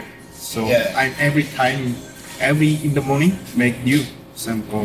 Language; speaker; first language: English; non-native, learner; Korean